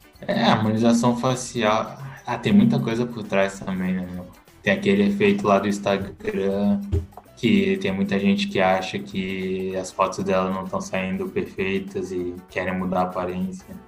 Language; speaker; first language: Portuguese; native; Portuguese